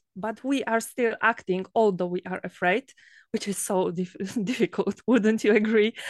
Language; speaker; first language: English; non-native, fluent; Polish